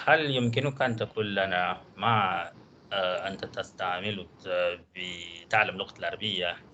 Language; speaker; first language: Arabic; non-native, learner; Finnish